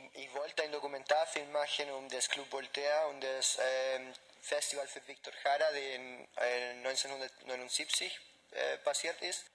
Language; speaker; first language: German; non-native, fluent; Spanish